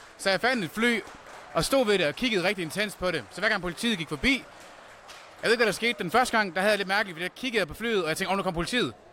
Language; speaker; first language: Danish; native; Danish